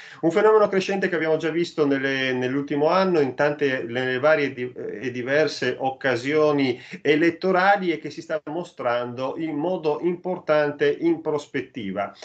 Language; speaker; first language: Italian; native; Italian